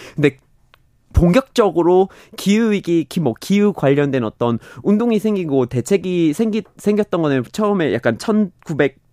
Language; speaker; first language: Korean; non-native, fluent; English